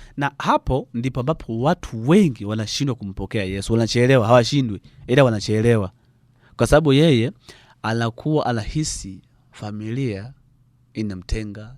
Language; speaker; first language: Swahili; native; Swahili